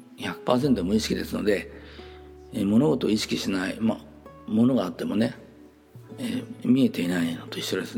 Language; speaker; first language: Japanese; native; Japanese